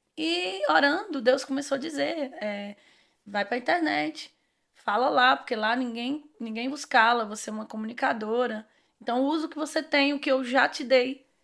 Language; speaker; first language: Portuguese; native; Portuguese